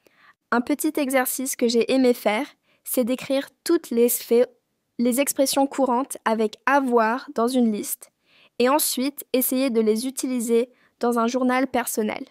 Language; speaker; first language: French; non-native, fluent; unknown